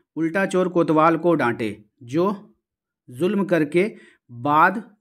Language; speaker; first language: Hindi; native; Hindi